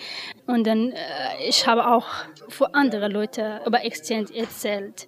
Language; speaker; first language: German; non-native, learner; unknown